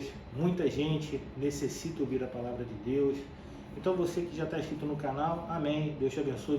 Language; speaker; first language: Portuguese; native; Portuguese